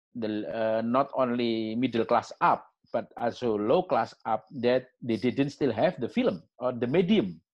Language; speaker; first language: English; non-native, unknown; Indonesian